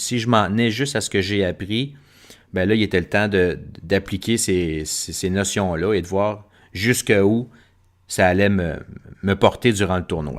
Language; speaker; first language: French; native; French